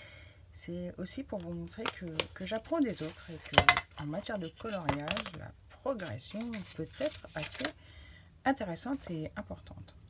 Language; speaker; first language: French; native; French